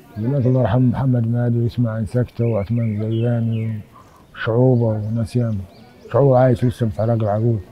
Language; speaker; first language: Egyptian Arabic; non-native, local second language; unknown